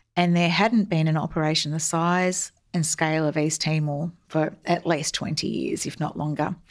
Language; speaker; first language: English; native; English